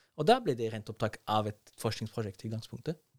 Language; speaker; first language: Norwegian; non-native, fluent; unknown